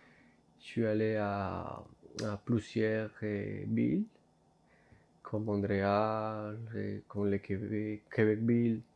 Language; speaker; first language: French; non-native, learner; Spanish